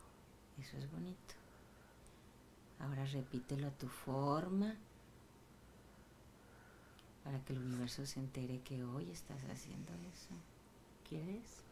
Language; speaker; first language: Spanish; native; Spanish